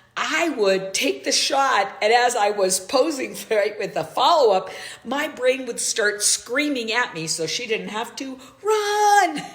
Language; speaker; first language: English; native; English